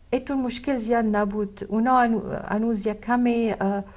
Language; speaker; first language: Persian; non-native, fluent; Arabic